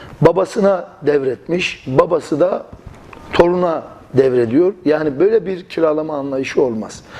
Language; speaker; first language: Turkish; native; Turkish